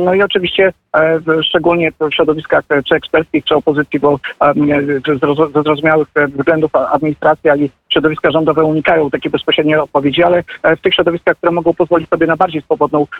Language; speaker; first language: Polish; native; Polish